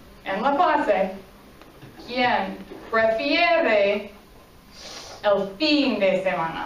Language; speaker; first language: Spanish; non-native, fluent; English